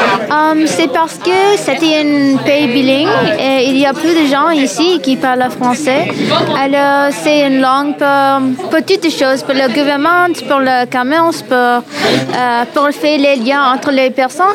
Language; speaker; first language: French; non-native, learner; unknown